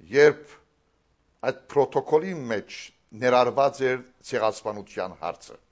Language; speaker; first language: Armenian; native; Armenian